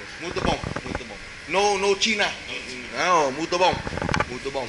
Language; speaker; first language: Portuguese; non-native, learner; Vietnamese